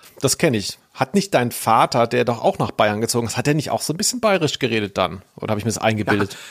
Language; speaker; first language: German; native; German